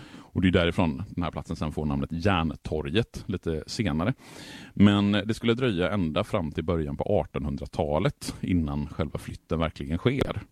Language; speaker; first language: Swedish; native; Swedish